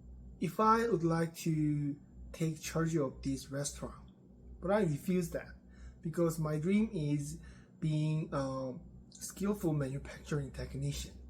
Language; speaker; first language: English; non-native, learner; Korean